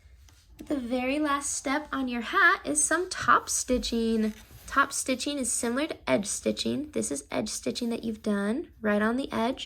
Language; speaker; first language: English; native; English